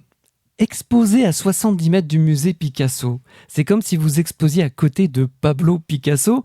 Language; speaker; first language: French; native; French